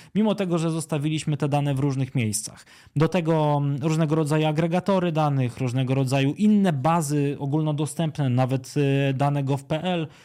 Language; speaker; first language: Polish; native; Polish